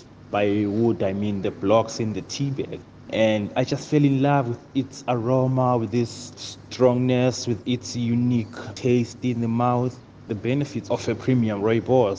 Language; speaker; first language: English; non-native, local second language; Xhosa